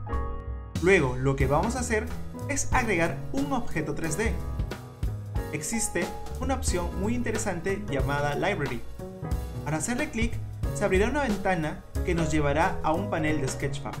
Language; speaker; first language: Spanish; native; Spanish